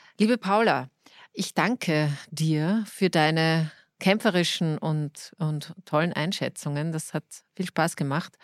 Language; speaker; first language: German; native; German